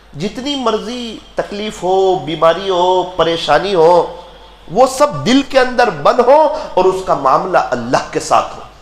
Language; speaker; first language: Urdu; non-native, local second language; Gujarati